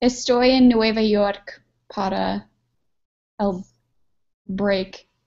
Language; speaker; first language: Spanish; non-native, learner; English